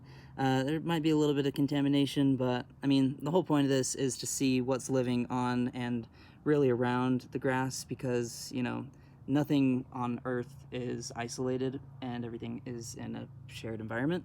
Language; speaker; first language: English; native; English